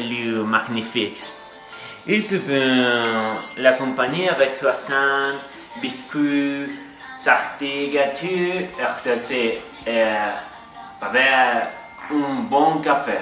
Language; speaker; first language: French; non-native, learner; Spanish